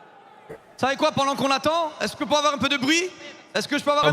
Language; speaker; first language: French; native; French